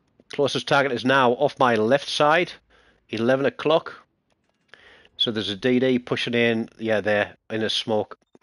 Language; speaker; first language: English; native; English